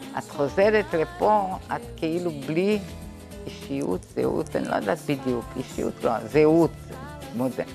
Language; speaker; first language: Hebrew; non-native, fluent; Portuguese